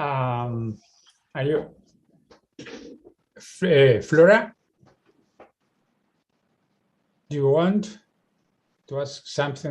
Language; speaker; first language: English; non-native, learner; Spanish